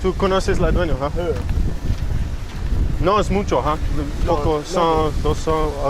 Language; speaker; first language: Spanish; non-native, learner; English